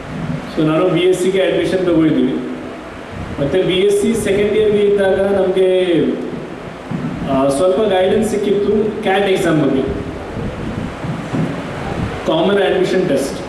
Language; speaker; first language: Kannada; non-native, fluent; Marathi